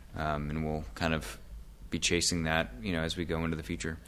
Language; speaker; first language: English; native; English